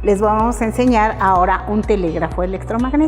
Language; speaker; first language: Spanish; native; Spanish